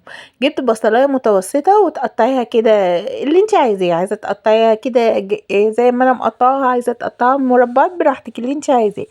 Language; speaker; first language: Arabic; native; Arabic